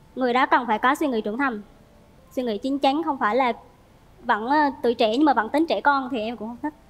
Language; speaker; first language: Vietnamese; native; Vietnamese